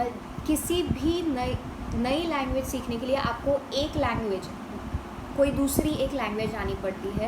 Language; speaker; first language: Hindi; non-native, local second language; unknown